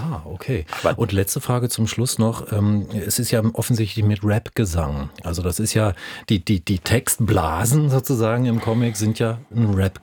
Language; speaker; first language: German; native; German